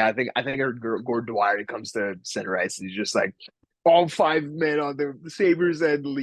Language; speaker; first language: English; native; English